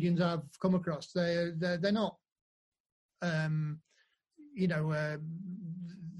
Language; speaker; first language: English; native; English